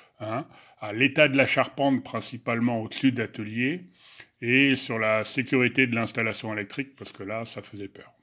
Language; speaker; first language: French; native; French